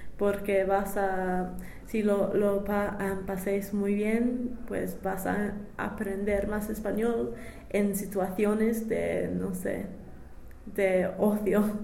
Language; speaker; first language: Spanish; non-native, fluent; English